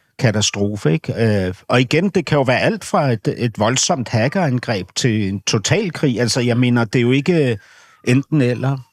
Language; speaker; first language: Danish; native; Danish